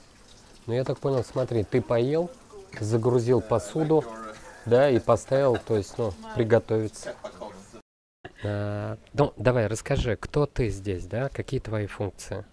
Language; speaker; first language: Russian; native; Russian